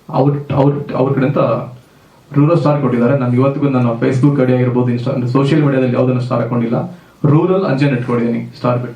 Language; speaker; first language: Kannada; native; Kannada